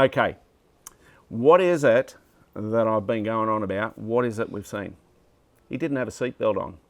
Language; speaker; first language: English; native; English